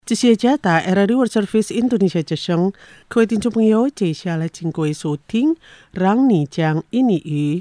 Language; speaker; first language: Chinese; early bilingual, heritage; Chinese